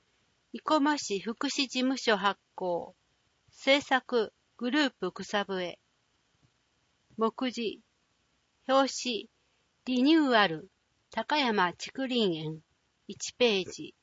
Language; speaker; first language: Japanese; native; Japanese